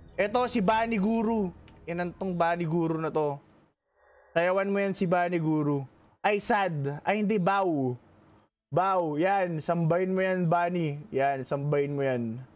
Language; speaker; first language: Filipino; native; Filipino